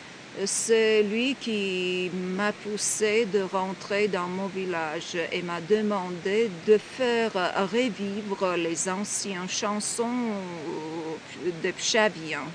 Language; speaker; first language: French; non-native, fluent; Georgian